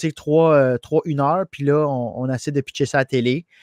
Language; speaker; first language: French; native; French